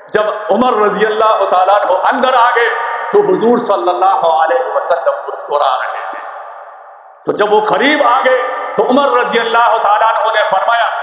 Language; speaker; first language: Urdu; non-native, local second language; Pashto